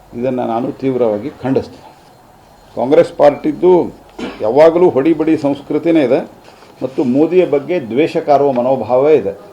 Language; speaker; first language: Kannada; native; Kannada